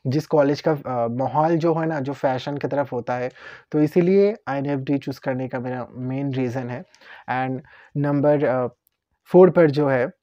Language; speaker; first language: Hindi; non-native, local second language; Bangla